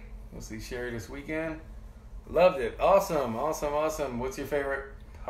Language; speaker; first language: English; native; English